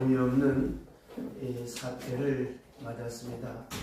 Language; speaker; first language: Korean; native; Korean